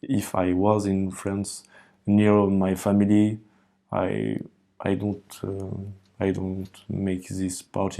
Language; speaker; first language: English; non-native, learner; French